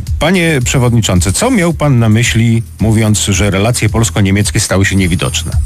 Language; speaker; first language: Polish; native; Polish